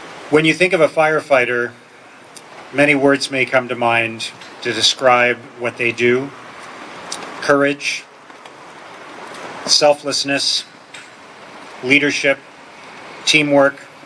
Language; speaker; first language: English; native; English